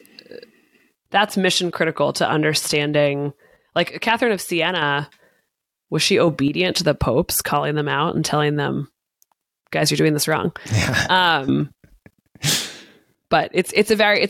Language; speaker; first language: English; native; English